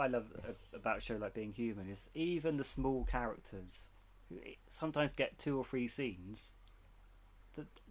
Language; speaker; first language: English; native; English